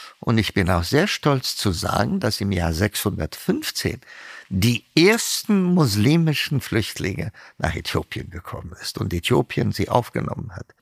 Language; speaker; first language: German; non-native, fluent; Amharic